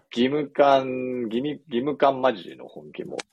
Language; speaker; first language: Japanese; early bilingual, other home language; English